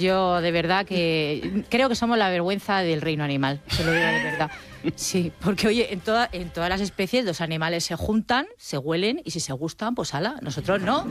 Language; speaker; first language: Spanish; native; Spanish